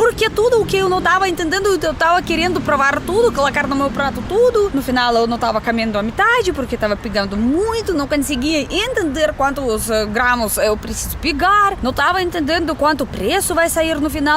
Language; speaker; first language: Portuguese; non-native, fluent; Russian